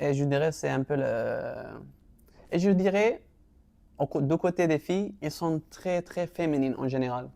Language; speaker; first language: French; non-native, local second language; Arabic